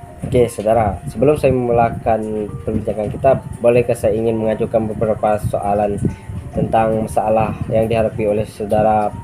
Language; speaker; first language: Malay; non-native, local second language; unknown